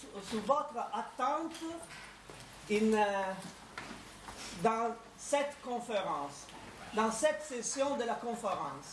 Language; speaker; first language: French; non-native, fluent; Italian